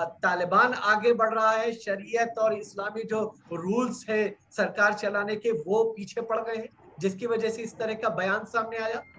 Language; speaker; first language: Hindi; native; Hindi